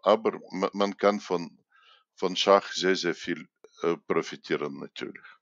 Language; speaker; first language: German; non-native, fluent; Russian